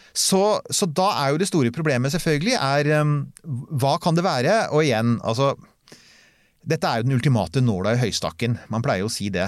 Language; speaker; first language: Norwegian; native; Norwegian